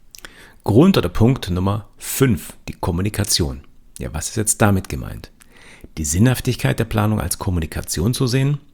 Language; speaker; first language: German; native; German